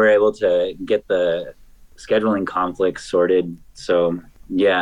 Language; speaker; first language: English; native; English